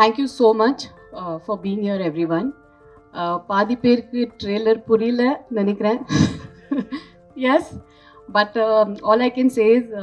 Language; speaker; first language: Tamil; non-native, fluent; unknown